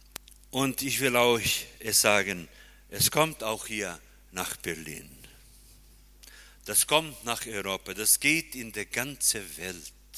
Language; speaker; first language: German; early bilingual, heritage; German